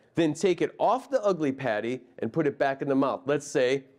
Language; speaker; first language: English; native; English